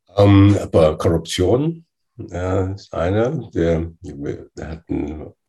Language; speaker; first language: German; non-native, fluent; English